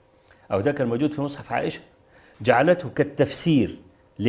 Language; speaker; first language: Arabic; native; Arabic